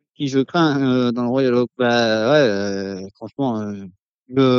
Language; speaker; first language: French; native; French